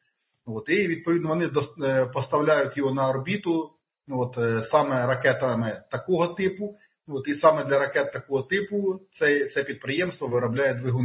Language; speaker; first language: Ukrainian; native; Ukrainian